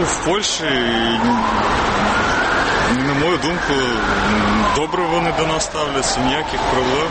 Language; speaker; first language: Ukrainian; native; Ukrainian